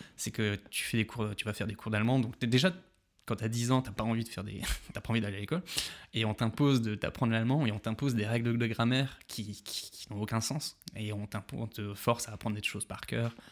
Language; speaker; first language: French; native; French